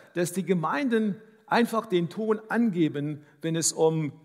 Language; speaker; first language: German; non-native, fluent; English